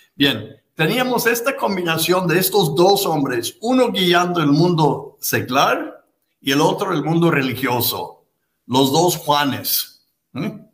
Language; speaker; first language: Spanish; non-native, fluent; English